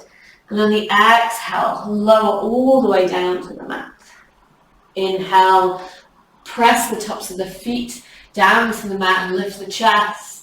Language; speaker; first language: English; native; English